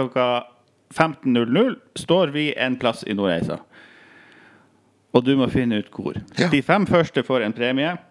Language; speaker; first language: Norwegian; native; Norwegian